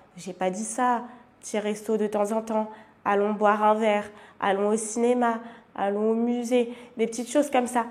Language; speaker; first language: French; native; French